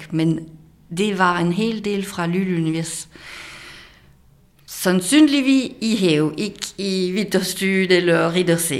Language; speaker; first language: Danish; non-native, fluent; French